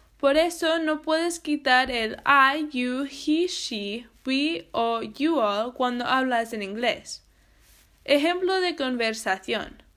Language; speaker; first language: Spanish; non-native, fluent; English